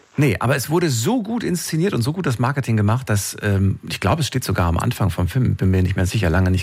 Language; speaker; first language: German; native; German